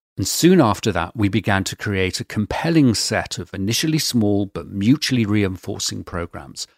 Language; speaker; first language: English; native; English